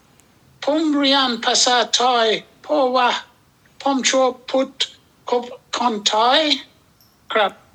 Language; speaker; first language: Thai; non-native, learner; English